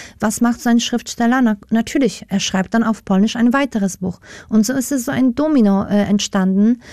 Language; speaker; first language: German; non-native, fluent; Polish